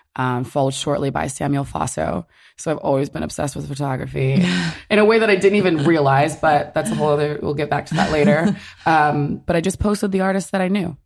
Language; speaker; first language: English; native; English